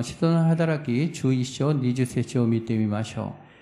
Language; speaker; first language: Japanese; non-native, fluent; Korean